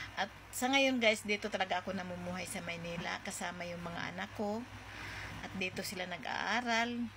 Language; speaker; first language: Filipino; non-native, local second language; Cebuano